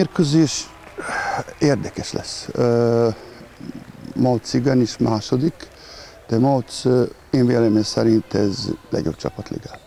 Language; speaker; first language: Hungarian; non-native, learner; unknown